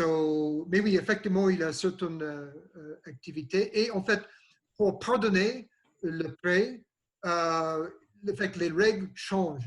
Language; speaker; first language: French; non-native, learner; English